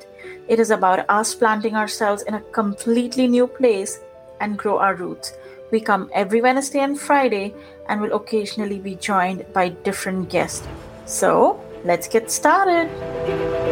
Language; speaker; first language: English; non-native, local second language; Punjabi